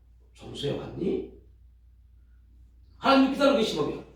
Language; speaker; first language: Korean; native; Korean